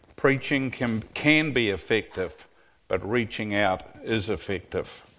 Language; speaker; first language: English; native; English